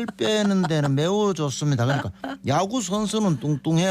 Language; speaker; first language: Korean; native; Korean